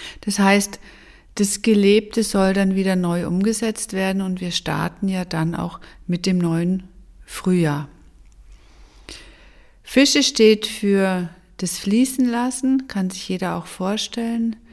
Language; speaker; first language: German; native; German